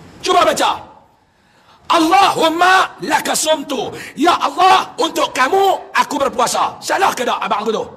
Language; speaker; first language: Malay; native; Malay